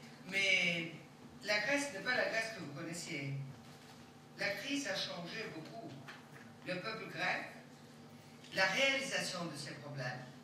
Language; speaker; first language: French; non-native, fluent; Greek